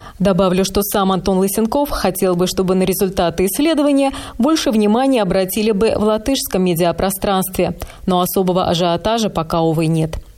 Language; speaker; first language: Russian; native; Russian